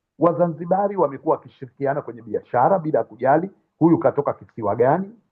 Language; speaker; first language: Swahili; native; Swahili